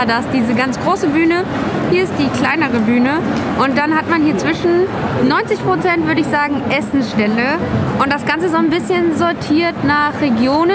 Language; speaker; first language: German; native; German